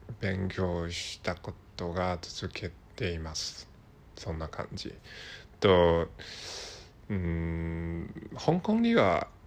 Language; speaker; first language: Japanese; non-native, learner; Cantonese